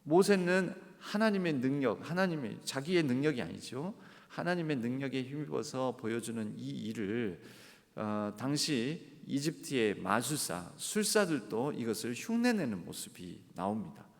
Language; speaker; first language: Korean; native; Korean